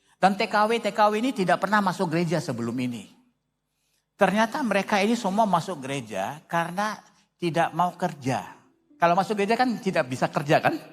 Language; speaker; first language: Indonesian; non-native, fluent; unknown